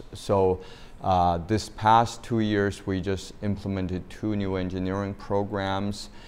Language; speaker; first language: English; non-native, fluent; Chinese